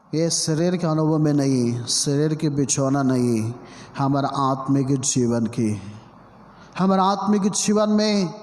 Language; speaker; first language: Hindi; non-native, local second language; Telugu